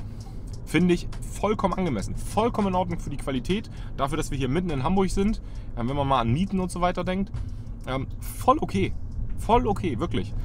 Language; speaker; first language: German; native; German